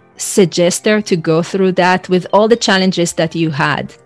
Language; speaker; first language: English; non-native, fluent; Hebrew